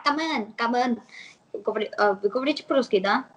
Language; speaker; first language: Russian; non-native, learner; English